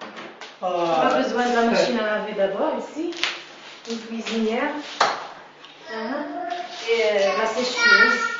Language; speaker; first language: French; non-native, local second language; Arabic